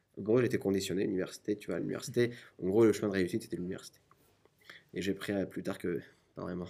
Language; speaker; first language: French; non-native, fluent; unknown